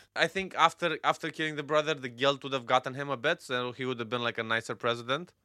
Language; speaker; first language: English; non-native, fluent; Romanian